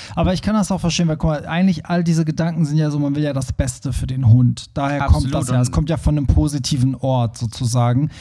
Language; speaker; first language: German; early bilingual, other home language; Persian